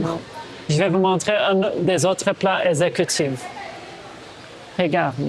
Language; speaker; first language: French; non-native, fluent; Portuguese